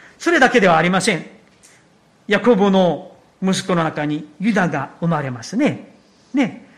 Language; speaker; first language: Japanese; non-native, fluent; Korean